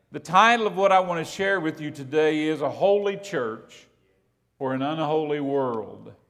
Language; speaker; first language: English; native; English